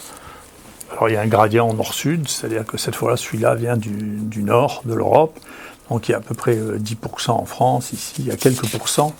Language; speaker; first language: French; native; French